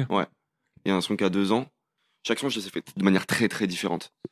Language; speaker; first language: French; native; French